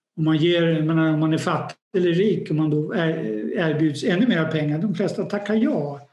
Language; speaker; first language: Swedish; native; Swedish